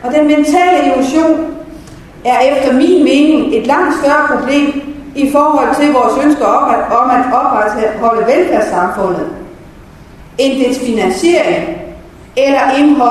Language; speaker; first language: Danish; native; Danish